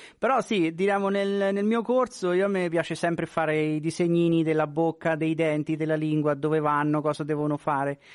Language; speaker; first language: Italian; native; Italian